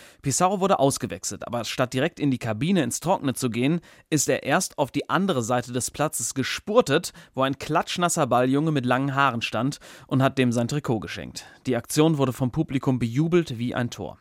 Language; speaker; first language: German; native; German